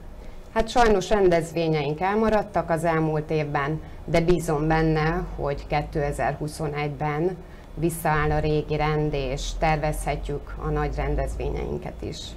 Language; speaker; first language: Hungarian; native; Hungarian